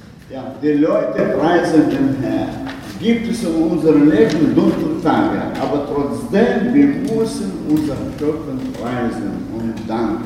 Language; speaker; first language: German; non-native, learner; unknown